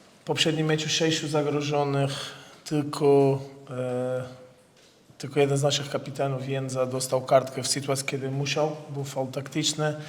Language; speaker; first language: Polish; non-native, fluent; Portuguese